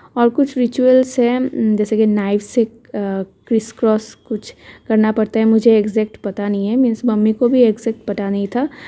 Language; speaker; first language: Hindi; non-native, local second language; Bangla